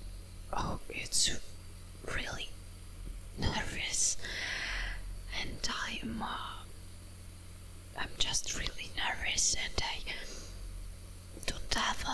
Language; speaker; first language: English; non-native, learner; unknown